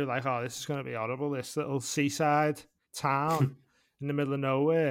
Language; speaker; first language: English; native; English